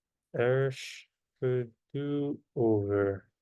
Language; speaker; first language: Dutch; non-native, learner; Korean